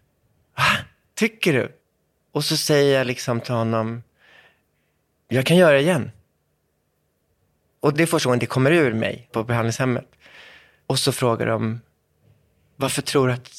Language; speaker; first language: Swedish; native; Swedish